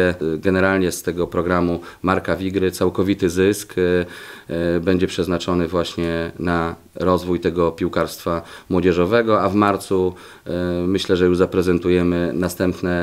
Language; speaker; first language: Polish; native; Polish